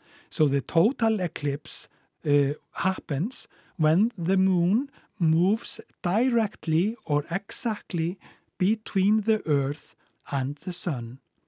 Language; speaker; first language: English; non-native, fluent; Icelandic